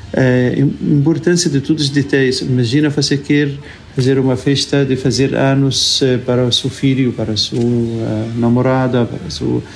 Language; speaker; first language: Portuguese; non-native, fluent; Arabic